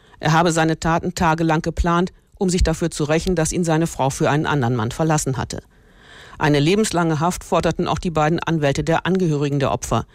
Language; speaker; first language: German; native; German